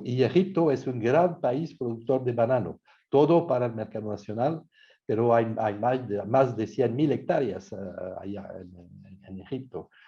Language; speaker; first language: Spanish; non-native, fluent; French